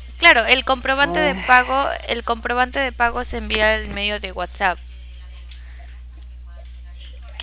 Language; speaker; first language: Spanish; native; Spanish